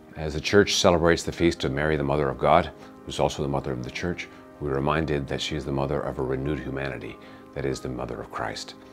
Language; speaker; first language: English; early bilingual, other home language; Spanish